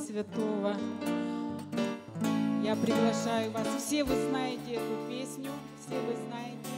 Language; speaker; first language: Russian; native; Russian